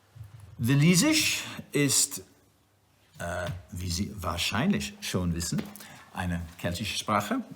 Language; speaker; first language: German; non-native, learner; Welsh